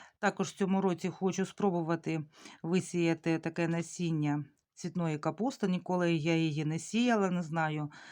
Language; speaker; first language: Ukrainian; native; Ukrainian